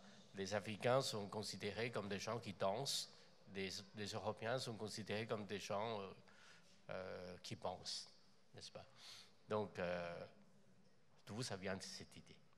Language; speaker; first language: French; non-native, fluent; Chinese